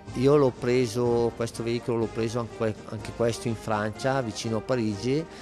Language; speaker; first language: Italian; native; Italian